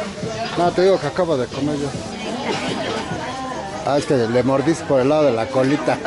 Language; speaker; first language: Spanish; native; Spanish